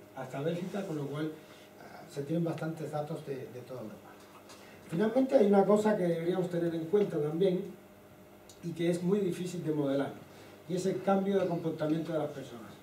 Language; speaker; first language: Spanish; native; Spanish